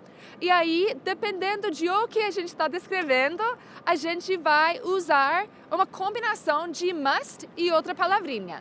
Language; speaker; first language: Portuguese; non-native, fluent; English